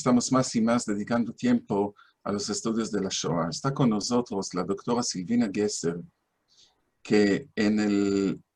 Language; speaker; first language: Spanish; non-native, fluent; Hebrew